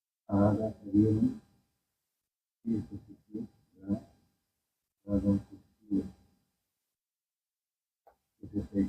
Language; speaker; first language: Arabic; non-native, learner; English